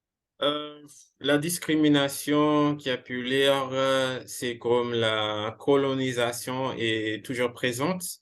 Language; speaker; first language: French; non-native, fluent; English